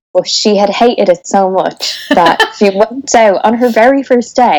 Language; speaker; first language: English; native; English